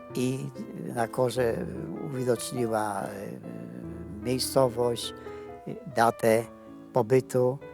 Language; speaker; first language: Polish; native; Polish